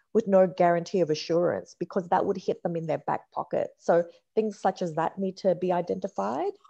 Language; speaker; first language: English; native; English